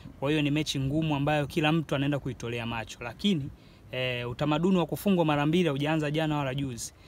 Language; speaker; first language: Swahili; native; Swahili